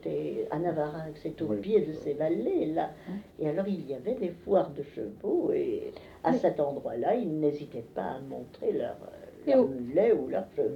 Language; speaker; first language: French; native; French